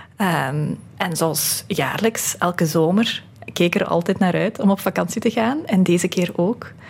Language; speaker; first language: Dutch; early bilingual, other home language; Russian